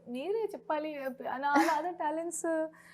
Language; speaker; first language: Telugu; non-native, local second language; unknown